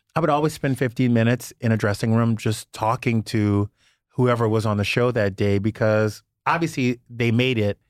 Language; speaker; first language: English; native; English